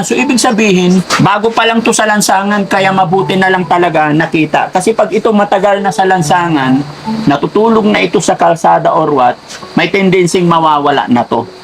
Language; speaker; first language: Filipino; native; Filipino